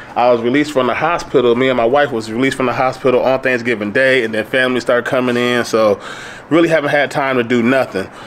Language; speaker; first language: English; native; English